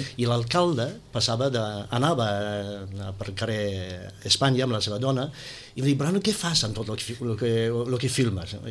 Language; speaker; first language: Catalan; non-native, fluent; English